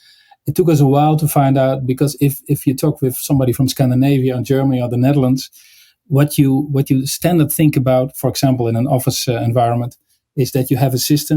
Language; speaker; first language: English; non-native, fluent; Dutch